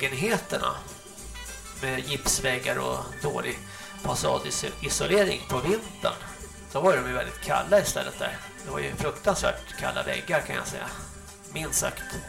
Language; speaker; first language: Swedish; native; Swedish